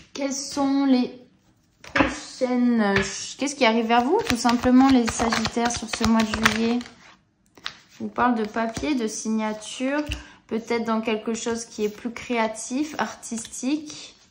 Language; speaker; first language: French; native; French